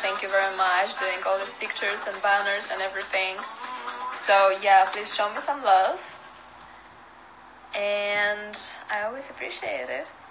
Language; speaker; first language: English; non-native, fluent; Russian